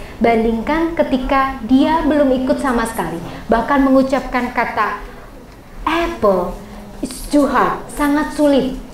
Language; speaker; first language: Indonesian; native; Indonesian